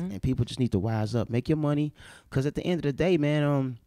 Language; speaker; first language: English; native; English